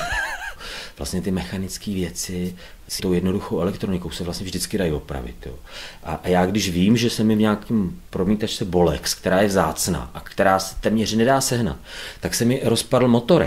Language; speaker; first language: Czech; native; Czech